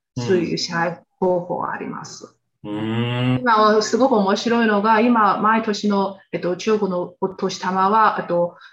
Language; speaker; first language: Japanese; non-native, fluent; Chinese